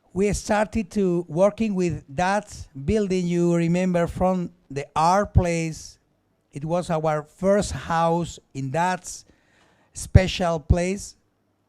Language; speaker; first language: English; non-native, learner; Spanish